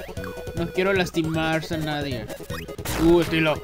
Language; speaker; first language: Spanish; native; Spanish